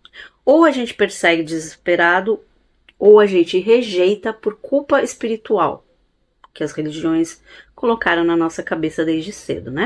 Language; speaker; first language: Portuguese; native; Portuguese